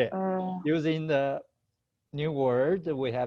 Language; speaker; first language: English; non-native, fluent; Chinese